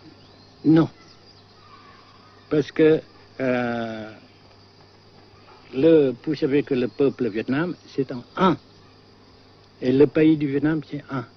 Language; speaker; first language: French; non-native, local second language; Vietnamese